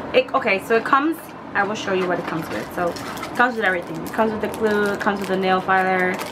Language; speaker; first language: English; native; English